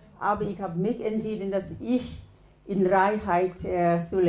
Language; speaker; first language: German; non-native, learner; Thai